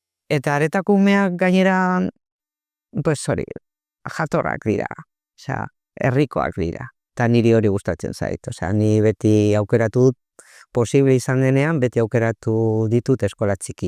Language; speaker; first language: Basque; non-native, local second language; Spanish